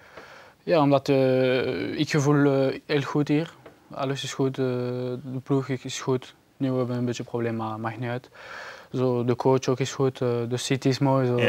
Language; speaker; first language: Dutch; non-native, learner; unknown